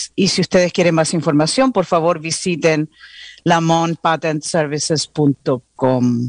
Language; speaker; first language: Spanish; native; Spanish